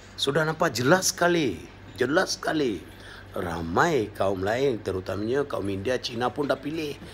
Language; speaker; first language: Malay; non-native, local second language; Tamil